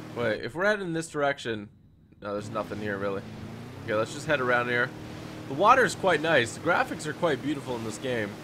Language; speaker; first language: English; native; English